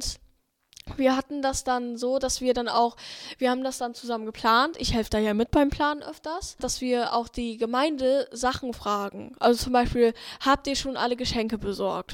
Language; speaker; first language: German; native; German